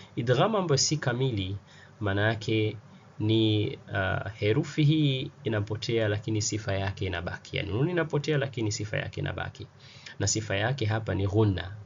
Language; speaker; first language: Swahili; native; Swahili